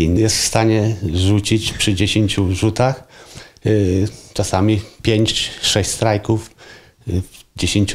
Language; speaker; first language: Polish; native; Polish